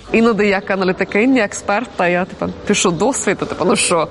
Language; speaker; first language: Ukrainian; non-native, fluent; Swedish